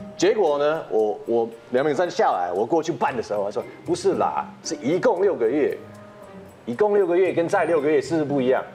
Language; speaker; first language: Chinese; early bilingual, heritage; Chinese